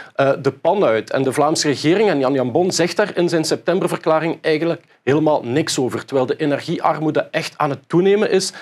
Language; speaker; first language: Dutch; native; Dutch